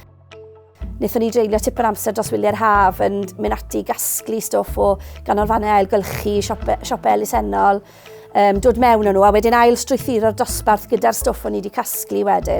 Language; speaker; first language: Welsh; native; Welsh